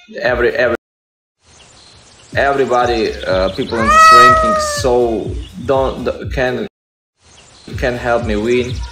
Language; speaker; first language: English; non-native, learner; Russian